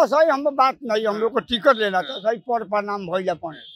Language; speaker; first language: Hindi; native; Hindi